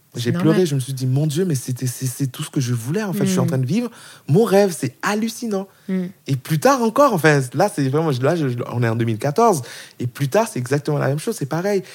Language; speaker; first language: French; non-native, local second language; Haitian Creole